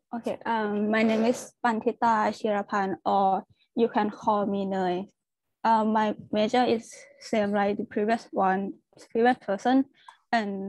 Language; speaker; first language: English; non-native, learner; Thai